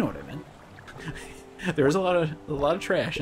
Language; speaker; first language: English; native; English